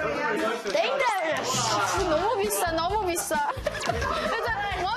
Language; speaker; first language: Spanish; non-native, learner; Korean